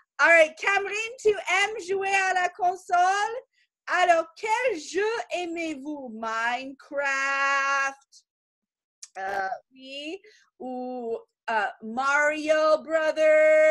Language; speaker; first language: French; non-native, fluent; English